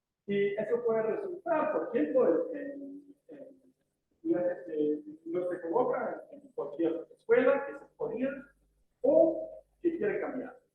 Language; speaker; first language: Spanish; non-native, fluent; English